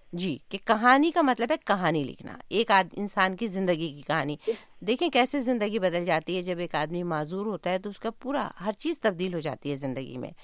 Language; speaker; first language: Urdu; native; Urdu